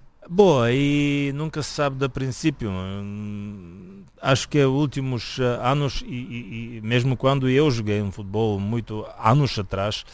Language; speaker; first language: Portuguese; non-native, fluent; Bulgarian